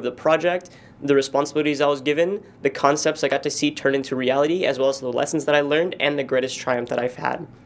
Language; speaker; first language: English; native; English